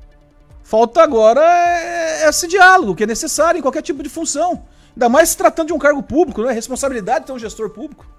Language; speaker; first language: Portuguese; native; Portuguese